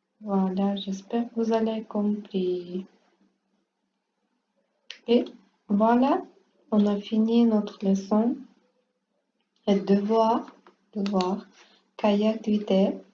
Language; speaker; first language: French; non-native, learner; Portuguese